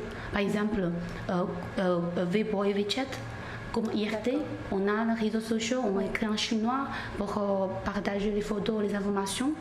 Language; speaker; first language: French; non-native, learner; Chinese